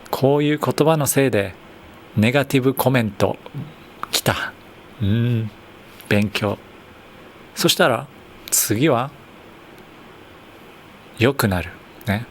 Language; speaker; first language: Japanese; native; Japanese